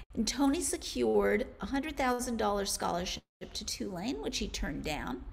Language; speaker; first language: English; native; English